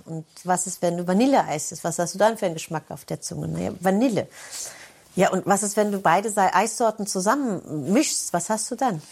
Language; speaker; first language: German; native; German